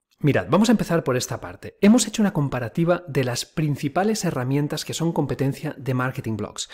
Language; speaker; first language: Spanish; native; Spanish